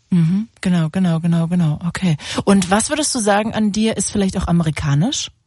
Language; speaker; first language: German; native; German